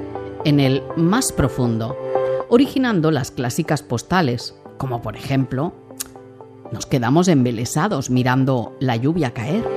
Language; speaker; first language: Spanish; native; Spanish